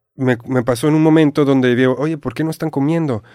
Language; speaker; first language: Spanish; non-native, fluent; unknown